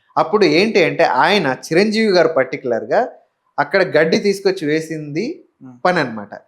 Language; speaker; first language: Telugu; native; Telugu